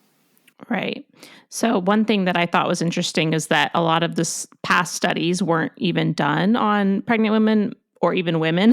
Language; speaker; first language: English; native; English